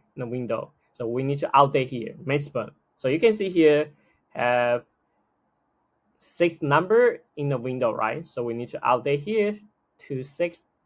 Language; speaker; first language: English; non-native, fluent; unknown